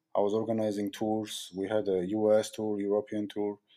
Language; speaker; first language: English; non-native, fluent; Georgian